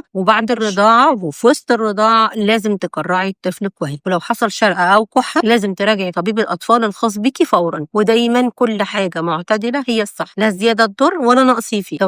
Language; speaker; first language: Arabic; native; Arabic